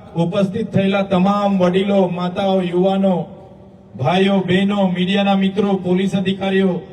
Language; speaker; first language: Gujarati; non-native, local second language; Vasavi